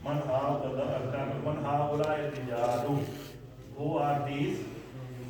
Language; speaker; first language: Arabic; non-native, fluent; Urdu